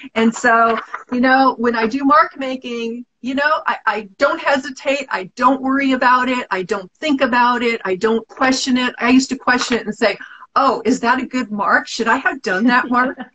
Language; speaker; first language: English; native; English